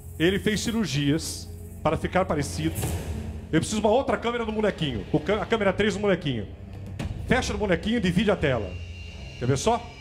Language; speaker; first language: Portuguese; native; Portuguese